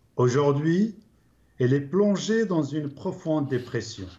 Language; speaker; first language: French; non-native, local second language; Arabic